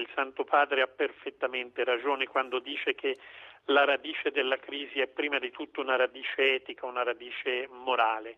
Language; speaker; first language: Italian; native; Italian